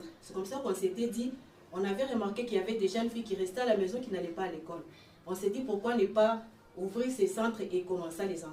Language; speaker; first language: French; native; French